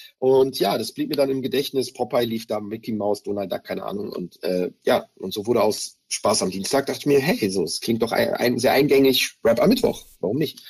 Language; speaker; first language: German; early bilingual, other home language; Hebrew